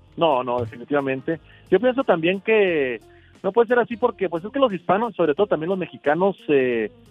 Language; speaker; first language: Spanish; native; Spanish